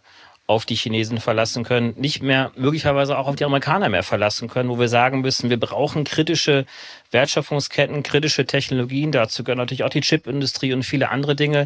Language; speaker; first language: German; native; German